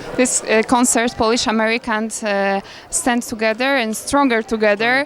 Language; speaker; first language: English; non-native, learner; Polish